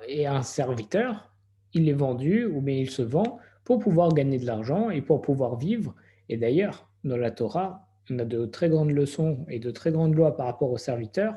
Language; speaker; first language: French; native; French